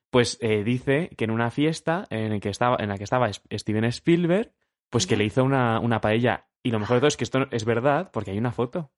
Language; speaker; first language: Spanish; native; Spanish